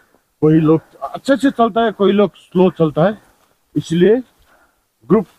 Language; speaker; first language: Hindi; non-native, local second language; Nepali